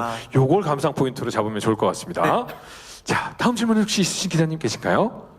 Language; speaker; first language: Korean; native; Korean